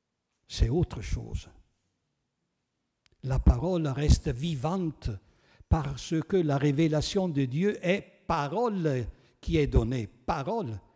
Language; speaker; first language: French; non-native, fluent; Italian